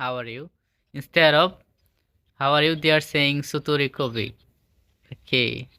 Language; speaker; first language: English; non-native, fluent; Bangla